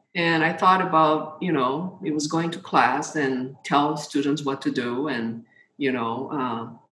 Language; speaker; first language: English; non-native, fluent; Portuguese